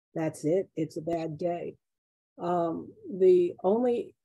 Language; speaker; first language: English; native; English